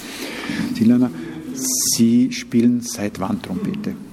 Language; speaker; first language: German; native; German